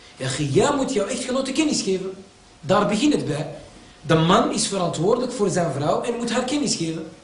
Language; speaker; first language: Dutch; early bilingual, other home language; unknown